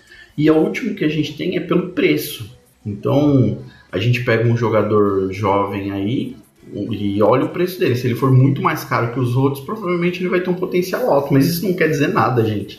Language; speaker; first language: Portuguese; native; Portuguese